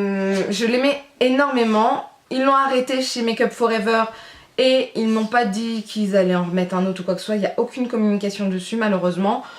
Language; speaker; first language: French; native; French